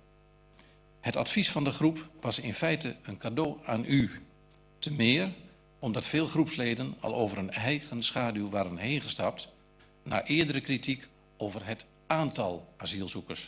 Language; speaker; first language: Dutch; native; Dutch